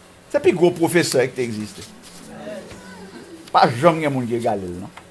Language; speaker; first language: French; native; French